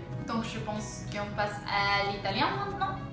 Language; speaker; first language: French; non-native, fluent; Spanish